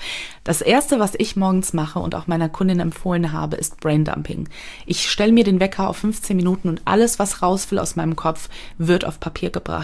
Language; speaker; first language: German; native; German